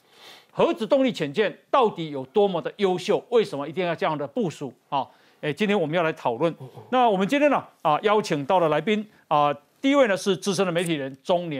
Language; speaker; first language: Chinese; native; Chinese